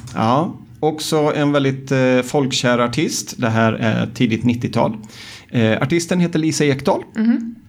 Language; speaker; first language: Swedish; native; Swedish